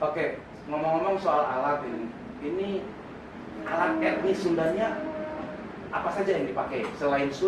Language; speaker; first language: Indonesian; native; Indonesian